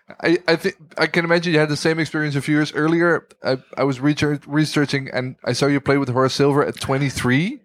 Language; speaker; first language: English; non-native, fluent; Dutch